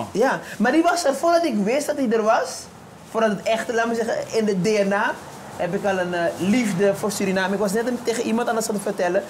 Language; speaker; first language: Dutch; early bilingual, other home language; Papiamento